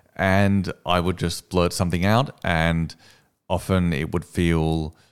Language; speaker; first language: English; native; English